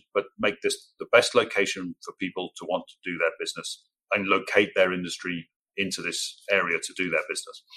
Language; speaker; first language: English; native; English